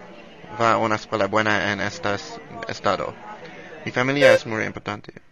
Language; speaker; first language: Spanish; non-native, learner; English